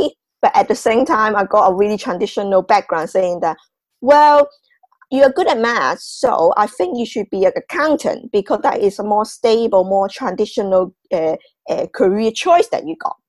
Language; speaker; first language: English; non-native, local second language; Cantonese